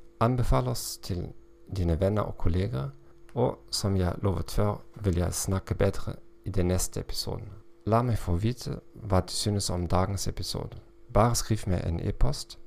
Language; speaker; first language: Norwegian; non-native, learner; German